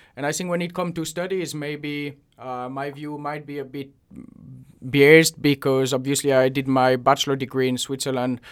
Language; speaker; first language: English; non-native, fluent; French